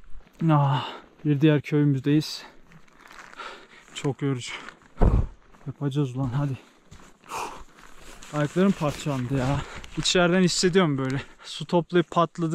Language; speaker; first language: Turkish; native; Turkish